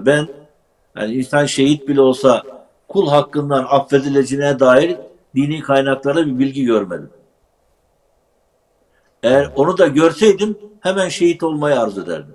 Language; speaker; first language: Turkish; native; Turkish